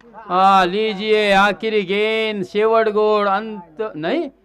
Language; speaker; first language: Hindi; non-native, local second language; Marathi